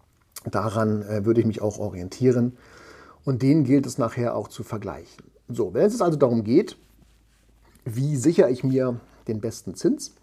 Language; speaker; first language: German; native; German